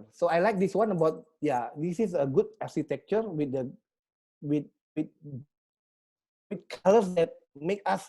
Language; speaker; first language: English; non-native, learner; Indonesian